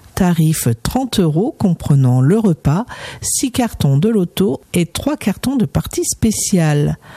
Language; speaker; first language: French; native; French